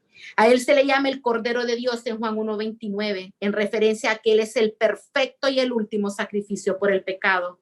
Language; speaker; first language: Spanish; native; Spanish